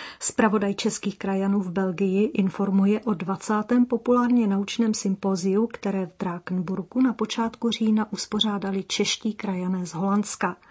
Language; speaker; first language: Czech; native; Czech